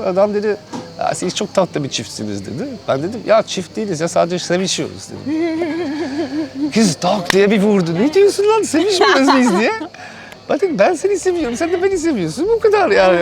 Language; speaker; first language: Turkish; non-native, fluent; English